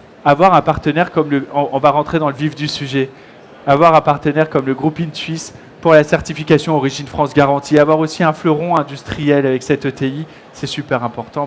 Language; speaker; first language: French; native; French